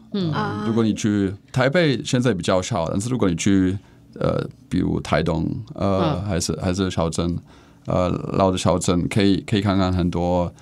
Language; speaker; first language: Chinese; non-native, learner; Czech